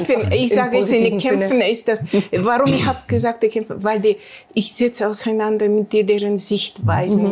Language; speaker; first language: German; non-native, learner; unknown